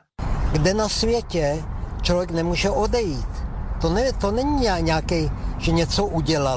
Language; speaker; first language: Czech; early bilingual, heritage; Czech